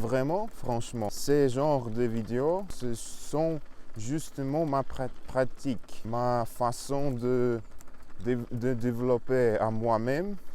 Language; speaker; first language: French; non-native, learner; Russian